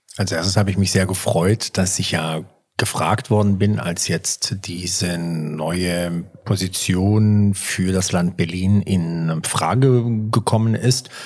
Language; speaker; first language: German; early bilingual, other home language; Italian